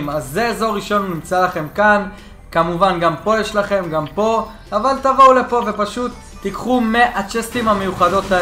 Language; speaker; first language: Hebrew; native; Hebrew